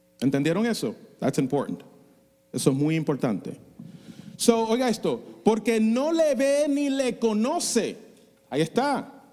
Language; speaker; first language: Spanish; non-native, fluent; English